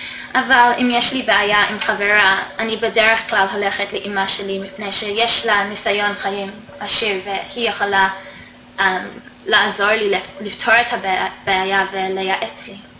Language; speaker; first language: Hebrew; non-native, fluent; English